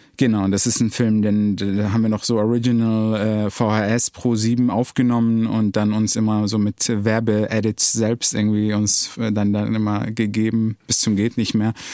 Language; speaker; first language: German; early bilingual, other home language; Arabic